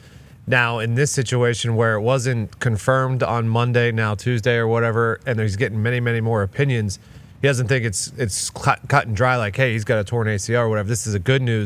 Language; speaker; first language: English; native; English